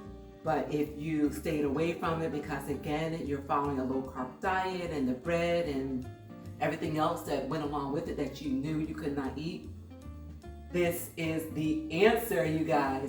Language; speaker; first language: English; native; English